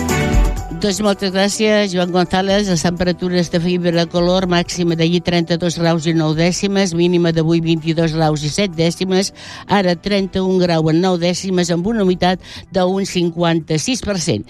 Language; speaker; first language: Catalan; native; Catalan